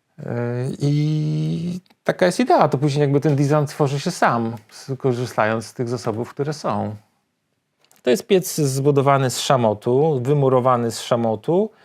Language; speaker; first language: Polish; native; Polish